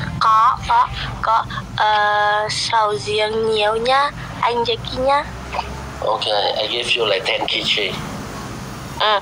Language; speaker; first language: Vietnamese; non-native, learner; Indonesian